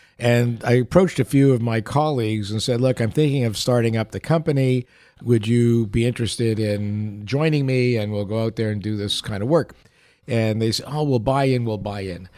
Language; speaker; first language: English; early bilingual, other home language; Yiddish